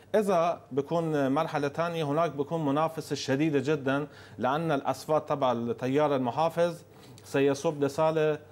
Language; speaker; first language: Arabic; non-native, fluent; Persian